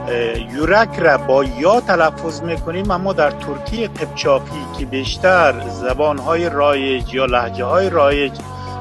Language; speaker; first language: Persian; non-native, local second language; Uzbek